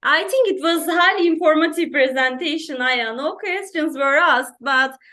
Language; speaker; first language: English; non-native, fluent; Turkish